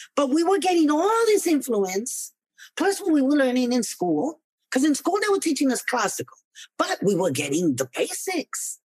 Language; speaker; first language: English; early bilingual, other home language; Spanish